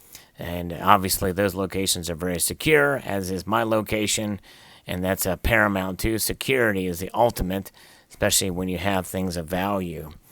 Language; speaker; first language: English; native; English